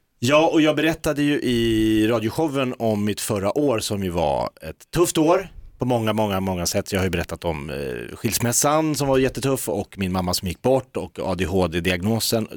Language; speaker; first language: Swedish; native; Swedish